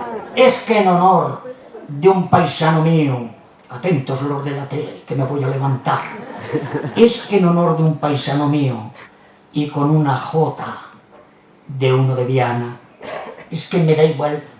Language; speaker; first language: Spanish; native; Spanish